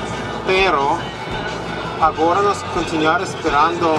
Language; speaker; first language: Portuguese; non-native, learner; Spanish